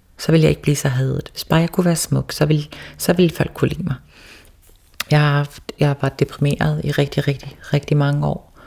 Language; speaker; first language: Danish; early bilingual, other home language; Faroese